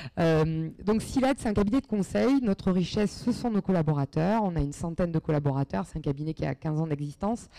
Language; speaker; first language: French; native; French